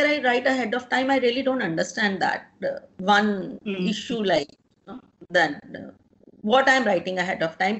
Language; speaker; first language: English; non-native, local second language; Punjabi